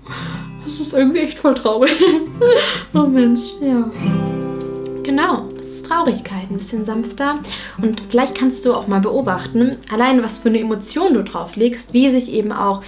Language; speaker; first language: German; native; German